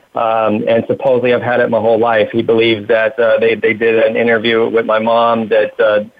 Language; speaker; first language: English; native; English